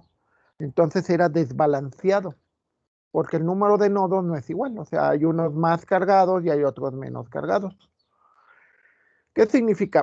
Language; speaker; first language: Spanish; native; Spanish